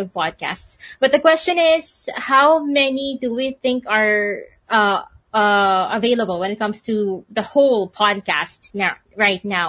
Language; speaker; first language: English; non-native, local second language; Filipino